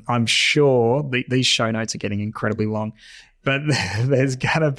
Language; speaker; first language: English; native; English